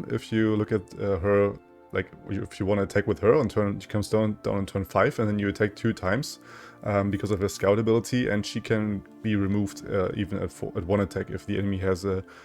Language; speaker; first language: English; non-native, fluent; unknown